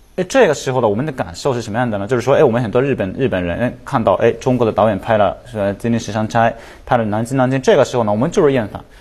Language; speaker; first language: Chinese; non-native, fluent; Japanese